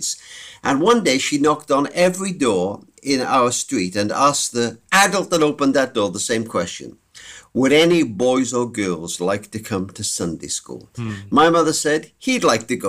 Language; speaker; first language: English; native; English